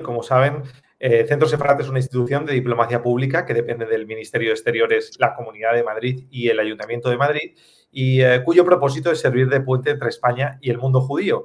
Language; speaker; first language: Spanish; native; Spanish